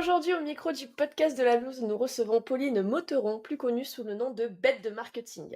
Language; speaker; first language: French; native; French